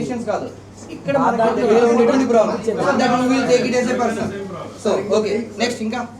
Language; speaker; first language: Telugu; native; Telugu